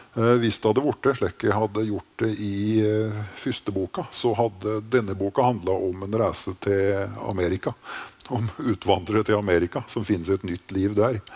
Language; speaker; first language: Norwegian; native; Norwegian